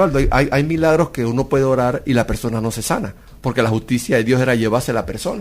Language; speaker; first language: Spanish; native; Spanish